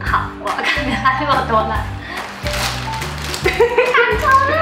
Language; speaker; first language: Chinese; native; Chinese